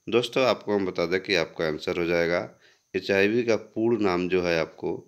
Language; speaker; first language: Hindi; native; Hindi